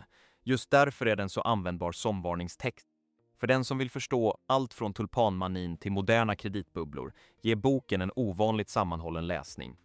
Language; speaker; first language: Swedish; native; Swedish